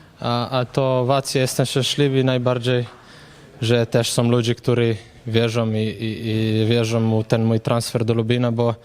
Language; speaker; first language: Polish; non-native, fluent; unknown